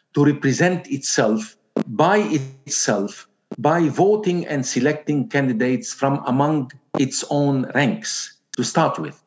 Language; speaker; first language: English; non-native, fluent; Arabic